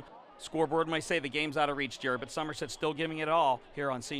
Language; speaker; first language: English; native; English